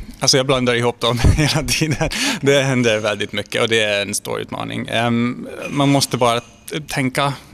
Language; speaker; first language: Swedish; non-native, fluent; Hungarian